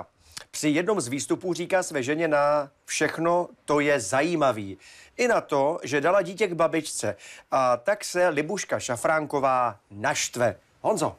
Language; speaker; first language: Czech; native; Czech